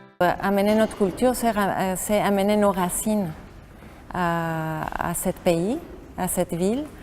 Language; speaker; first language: French; non-native, fluent; Spanish